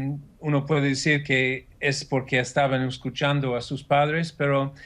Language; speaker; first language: Spanish; non-native, fluent; English